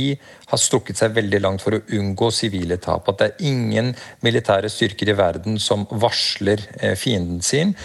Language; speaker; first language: Norwegian; native; Norwegian